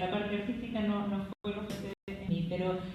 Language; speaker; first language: Spanish; native; Spanish